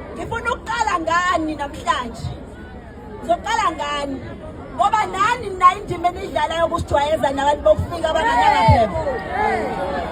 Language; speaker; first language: Zulu; native; Zulu